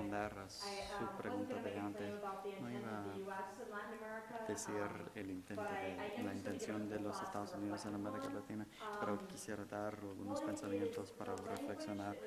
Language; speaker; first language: Spanish; non-native, fluent; English